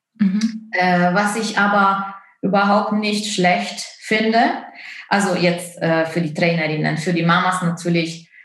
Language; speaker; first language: German; non-native, fluent; Italian